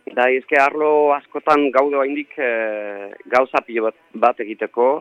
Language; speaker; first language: Basque; non-native, local second language; Spanish